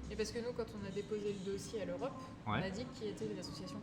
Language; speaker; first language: French; native; French